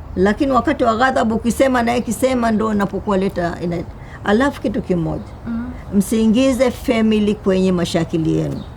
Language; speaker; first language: Swahili; native; Swahili